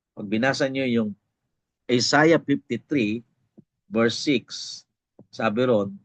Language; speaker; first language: Filipino; non-native, local second language; Bikol